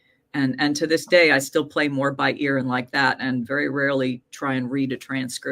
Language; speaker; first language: English; native; English